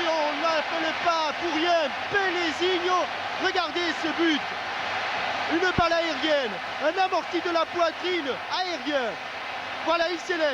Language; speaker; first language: French; native; French